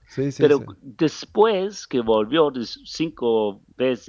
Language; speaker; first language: Spanish; non-native, learner; English